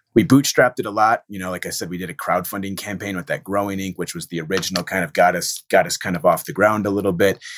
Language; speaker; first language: English; native; English